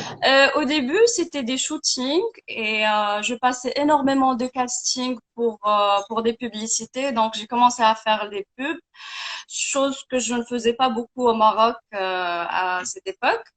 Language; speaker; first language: French; non-native, local second language; Arabic